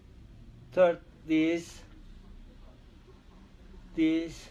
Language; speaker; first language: English; non-native, learner; Turkish